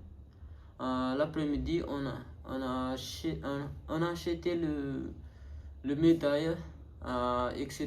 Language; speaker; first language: French; non-native, learner; Malagasy